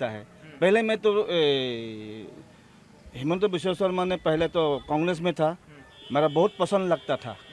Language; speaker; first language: Hindi; non-native, local second language; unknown